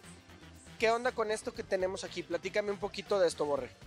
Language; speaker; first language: Spanish; native; Spanish